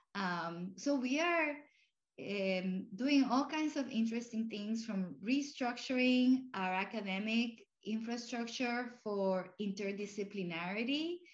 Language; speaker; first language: English; non-native, fluent; Spanish